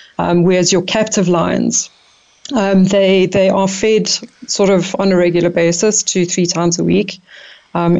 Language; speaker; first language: English; native; English